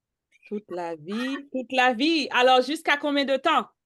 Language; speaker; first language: French; native; French